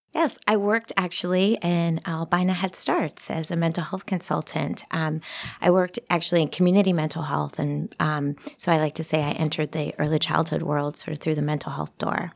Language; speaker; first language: English; early bilingual, other home language; Spanish